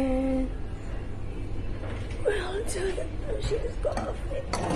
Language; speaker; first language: English; non-native, local second language; Filipino